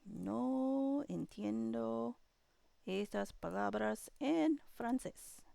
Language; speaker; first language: Spanish; non-native, learner; English